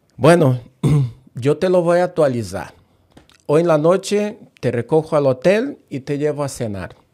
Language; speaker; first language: Spanish; non-native, fluent; Portuguese